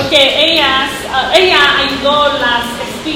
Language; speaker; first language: Spanish; non-native, learner; English